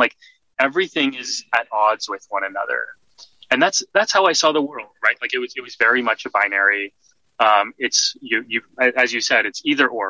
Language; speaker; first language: English; native; English